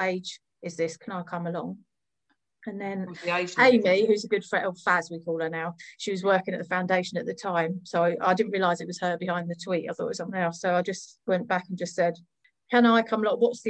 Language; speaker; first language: English; native; English